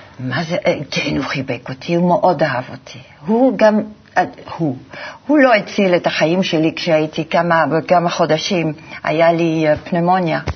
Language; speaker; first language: Hebrew; non-native, fluent; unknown